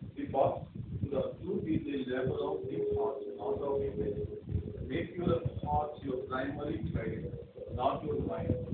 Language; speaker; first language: English; non-native, local second language; Telugu